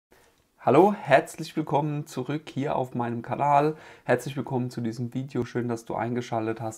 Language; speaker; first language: German; native; German